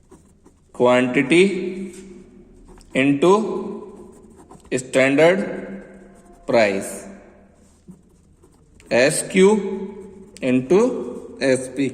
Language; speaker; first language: Hindi; native; Hindi